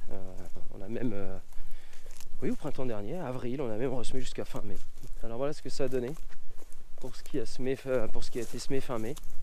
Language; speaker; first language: French; native; French